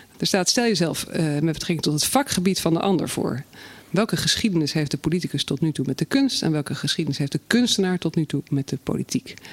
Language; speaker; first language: Dutch; native; Dutch